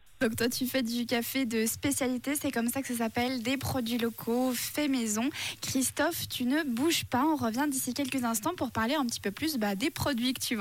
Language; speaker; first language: French; native; French